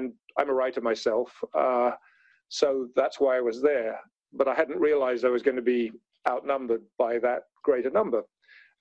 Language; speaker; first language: English; native; English